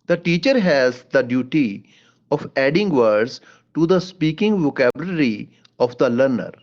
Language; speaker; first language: English; non-native, local second language; Punjabi